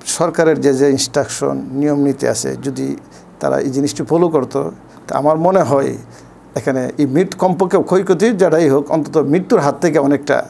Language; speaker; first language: Bangla; native; Bangla